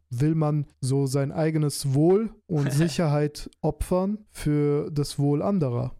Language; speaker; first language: German; early bilingual, other home language; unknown